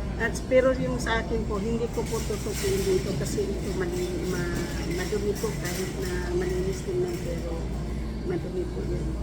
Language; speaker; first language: Filipino; non-native, local second language; Cebuano